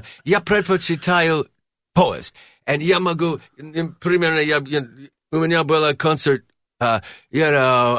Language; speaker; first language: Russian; non-native, learner; English